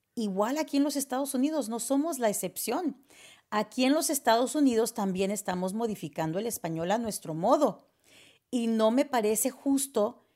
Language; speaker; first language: Spanish; early bilingual, heritage; Spanish